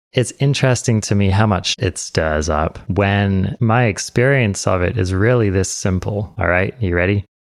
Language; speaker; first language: English; native; English